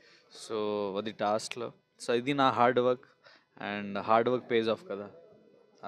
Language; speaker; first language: Telugu; non-native, local second language; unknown